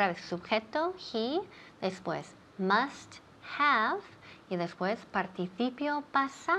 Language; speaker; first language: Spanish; non-native, fluent; English